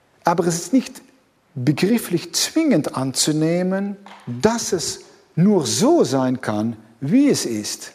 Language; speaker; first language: German; non-native, fluent; Dutch